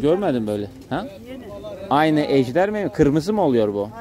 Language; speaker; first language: Turkish; non-native, learner; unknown